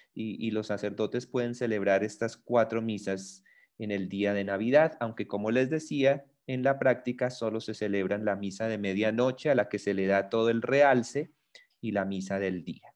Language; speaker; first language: Spanish; native; Spanish